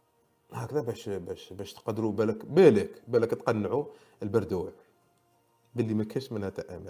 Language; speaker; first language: Arabic; native; Arabic